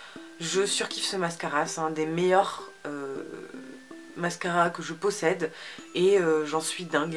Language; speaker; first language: French; native; French